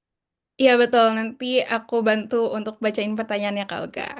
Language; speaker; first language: Indonesian; native; Indonesian